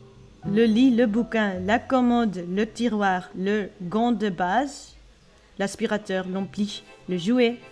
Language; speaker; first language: French; non-native, learner; Dutch